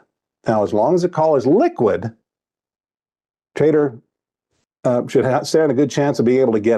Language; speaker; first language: English; native; English